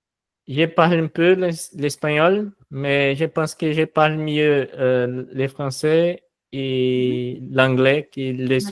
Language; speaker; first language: French; non-native, fluent; Portuguese